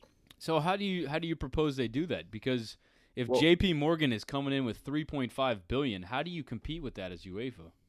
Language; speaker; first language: English; native; English